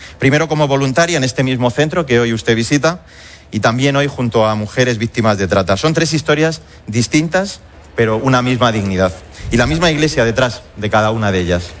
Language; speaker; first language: Spanish; native; Spanish